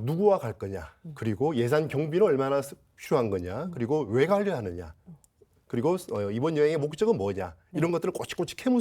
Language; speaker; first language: Korean; native; Korean